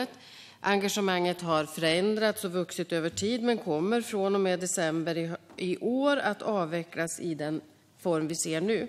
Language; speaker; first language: Swedish; native; Swedish